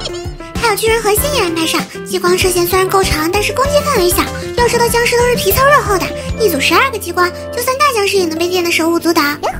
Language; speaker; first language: Chinese; native; Chinese